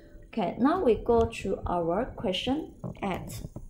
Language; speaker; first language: English; non-native, local second language; Chinese